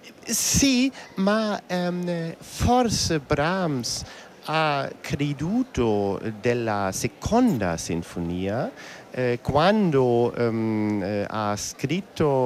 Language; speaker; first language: Italian; non-native, learner; German